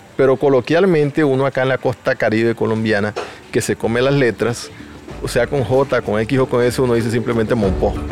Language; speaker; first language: Spanish; native; Spanish